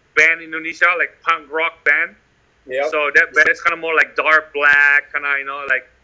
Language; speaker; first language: English; non-native, fluent; Indonesian